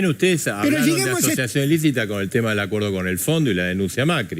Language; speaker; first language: Spanish; native; Spanish